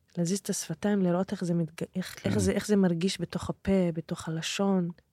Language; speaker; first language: Hebrew; non-native, local second language; Arabic